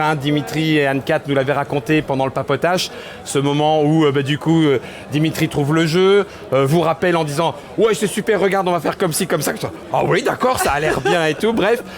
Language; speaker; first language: French; native; French